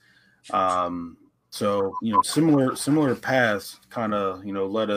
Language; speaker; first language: English; native; English